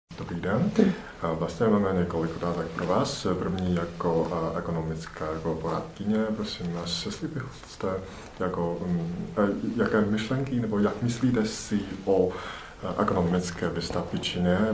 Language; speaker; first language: Czech; non-native, learner; Chinese